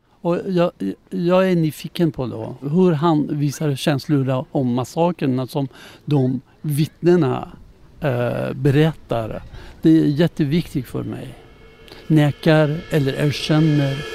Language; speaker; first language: Swedish; non-native, fluent; Persian